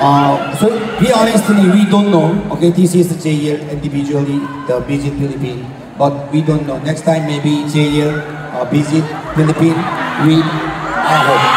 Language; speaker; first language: English; non-native, learner; Korean